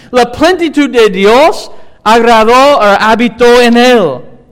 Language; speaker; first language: Spanish; non-native, fluent; English